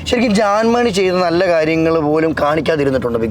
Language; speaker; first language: Malayalam; native; Malayalam